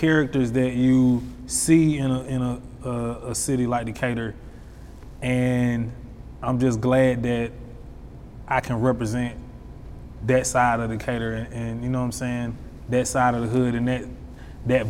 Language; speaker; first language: English; native; English